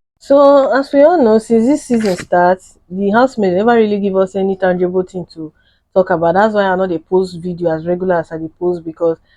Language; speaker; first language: Nigerian Pidgin; native; Nigerian Pidgin